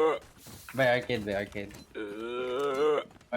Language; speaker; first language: English; non-native, local second language; Filipino